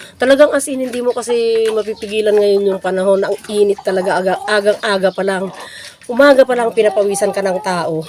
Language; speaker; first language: Filipino; non-native, local second language; Iloko